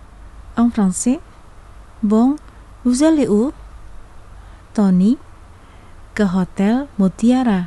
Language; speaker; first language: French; non-native, fluent; Indonesian